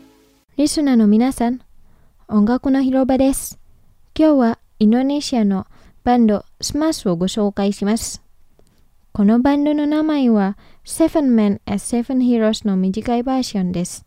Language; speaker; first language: Japanese; non-native, fluent; Indonesian